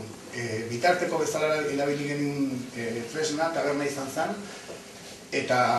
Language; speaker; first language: Basque; native; Basque